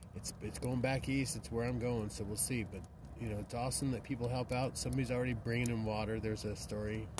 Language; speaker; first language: English; native; English